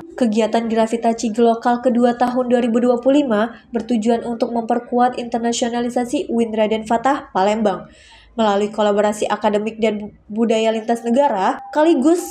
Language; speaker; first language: Indonesian; native; Indonesian